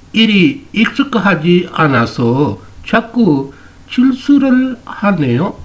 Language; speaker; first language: Korean; non-native, fluent; Urdu